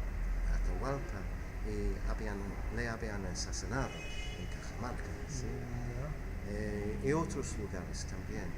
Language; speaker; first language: Spanish; non-native, fluent; English